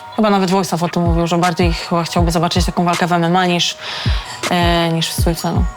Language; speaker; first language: Polish; native; Polish